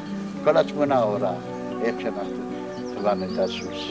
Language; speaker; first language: Hebrew; non-native, fluent; Yiddish